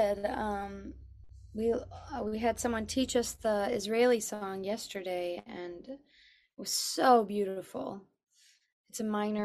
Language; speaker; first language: English; native; English